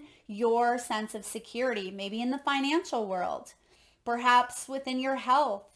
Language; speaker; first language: English; native; English